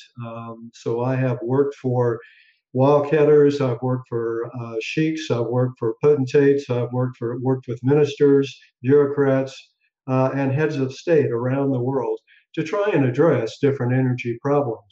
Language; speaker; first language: English; native; English